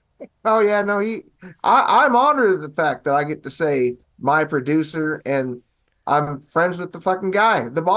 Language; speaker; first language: English; native; English